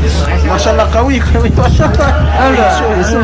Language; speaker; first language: Arabic; non-native, learner; French